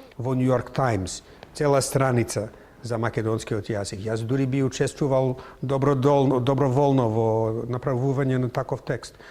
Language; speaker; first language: Macedonian; non-native, fluent; English